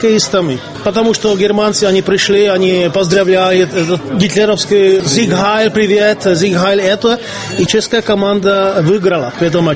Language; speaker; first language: Russian; non-native, fluent; Czech